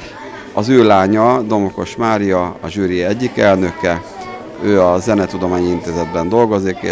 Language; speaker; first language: Hungarian; native; Hungarian